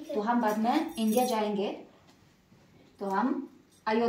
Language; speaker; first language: Hindi; non-native, learner; Polish